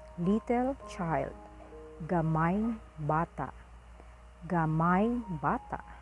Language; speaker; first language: Cebuano; native; Cebuano